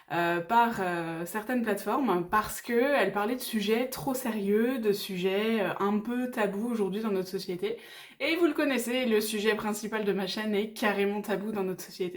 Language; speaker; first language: French; native; French